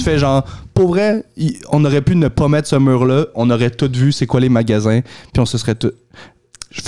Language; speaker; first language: French; native; French